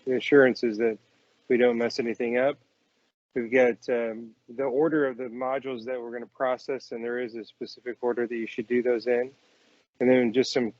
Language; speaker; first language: English; native; English